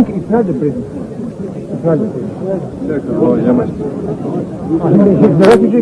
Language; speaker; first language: English; non-native, learner; Bosnian